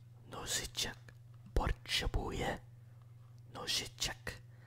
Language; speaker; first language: Polish; non-native, learner; English